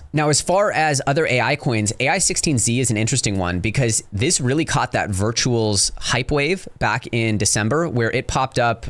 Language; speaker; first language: English; native; English